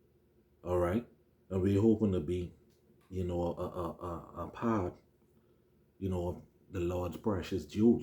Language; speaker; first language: English; native; English